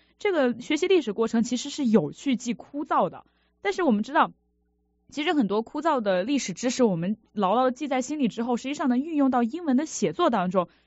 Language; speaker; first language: Chinese; native; Chinese